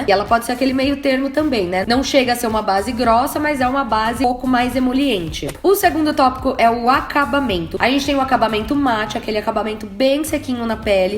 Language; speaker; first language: Portuguese; native; Portuguese